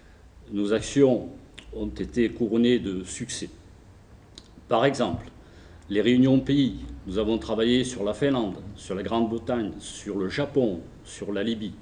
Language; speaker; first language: French; native; French